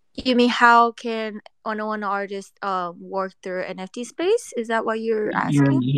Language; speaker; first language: English; non-native, fluent; Japanese